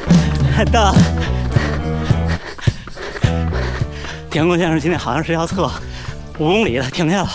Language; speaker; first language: Chinese; native; Chinese